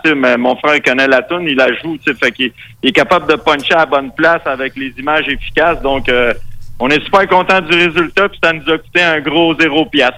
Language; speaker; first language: French; non-native, local second language; Spanish